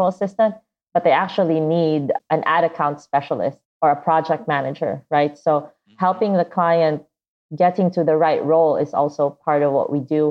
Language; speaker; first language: English; non-native, local second language; Cebuano